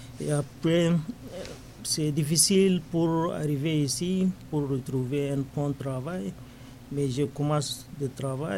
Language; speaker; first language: French; non-native, learner; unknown